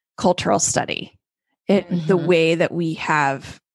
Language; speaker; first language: English; native; English